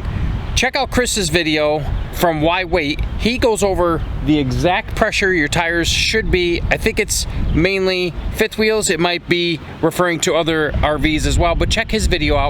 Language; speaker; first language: English; native; English